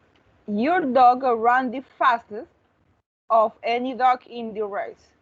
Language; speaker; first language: English; non-native, learner; Spanish